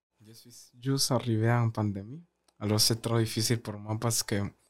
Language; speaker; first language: French; non-native, learner; Spanish